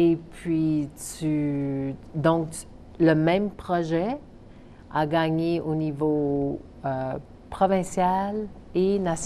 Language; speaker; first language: French; native; French